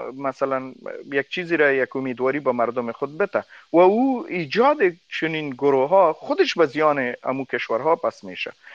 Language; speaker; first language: Persian; non-native, local second language; Pashto